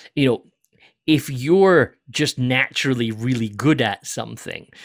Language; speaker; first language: English; native; English